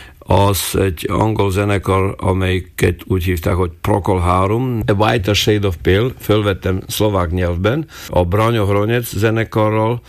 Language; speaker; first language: Hungarian; non-native, local second language; Slovak